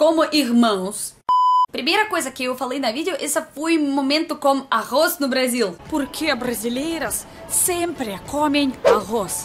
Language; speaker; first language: Portuguese; non-native, learner; Russian